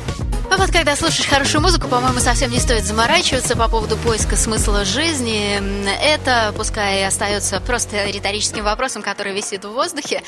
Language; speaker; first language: Russian; native; Russian